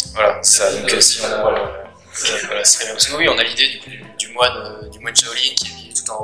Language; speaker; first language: French; native; French